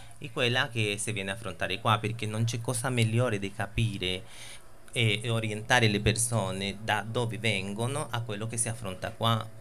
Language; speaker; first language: Italian; non-native, fluent; Spanish